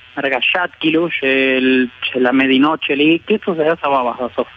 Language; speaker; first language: Hebrew; non-native, fluent; Spanish